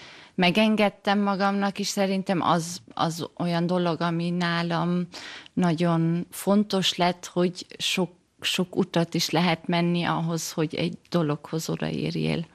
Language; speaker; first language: Hungarian; early bilingual, heritage; German